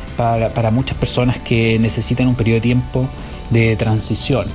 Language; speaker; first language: Spanish; native; Spanish